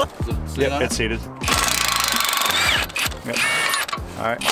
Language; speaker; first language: English; native; English